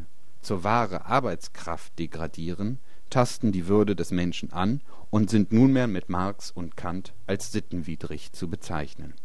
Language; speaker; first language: German; native; German